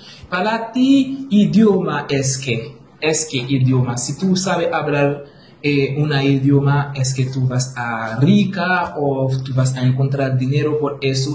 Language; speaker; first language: Spanish; non-native, learner; Haitian Creole